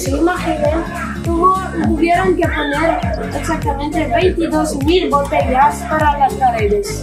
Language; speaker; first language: Spanish; non-native, fluent; French